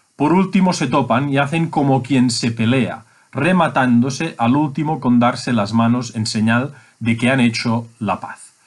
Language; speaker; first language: Spanish; non-native, local second language; Catalan